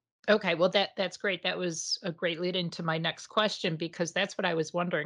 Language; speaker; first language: English; native; English